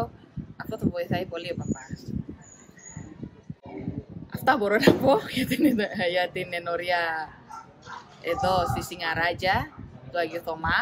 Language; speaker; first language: Greek; non-native, fluent; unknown